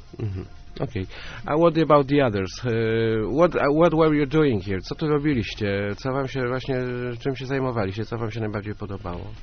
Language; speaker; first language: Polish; native; Polish